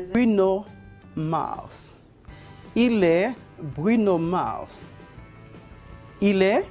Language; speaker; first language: French; non-native, fluent; Spanish